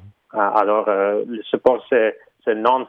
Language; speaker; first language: French; early bilingual, heritage; Ukrainian